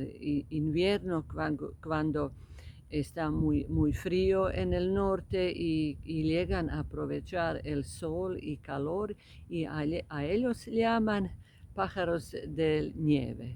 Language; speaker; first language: Spanish; non-native, fluent; Croatian